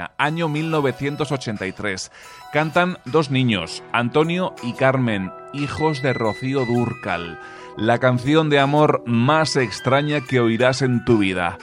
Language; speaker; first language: Spanish; native; Spanish